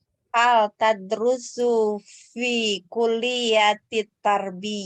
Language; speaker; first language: Arabic; non-native, learner; Indonesian